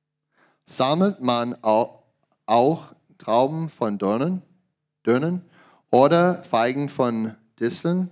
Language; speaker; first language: German; non-native, learner; English